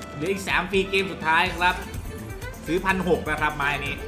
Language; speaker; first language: Thai; native; Thai